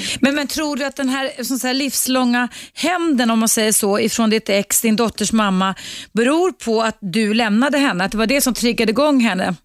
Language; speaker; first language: Swedish; native; Swedish